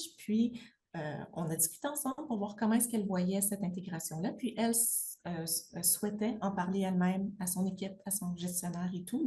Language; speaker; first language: French; native; French